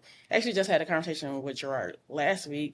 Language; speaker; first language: English; native; English